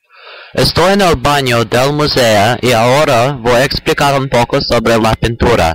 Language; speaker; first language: Spanish; non-native, learner; English